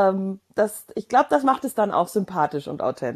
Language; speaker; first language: German; native; German